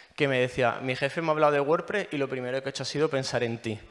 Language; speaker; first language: Spanish; native; Spanish